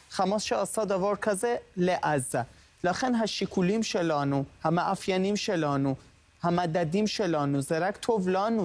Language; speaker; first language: Hebrew; non-native, fluent; Persian